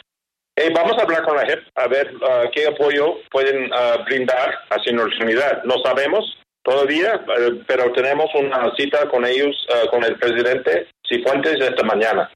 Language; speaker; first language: Spanish; non-native, fluent; English